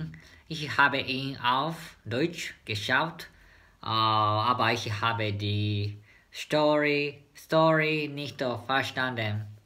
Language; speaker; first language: German; non-native, learner; Japanese